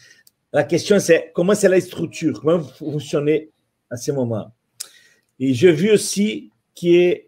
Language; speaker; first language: French; non-native, fluent; Portuguese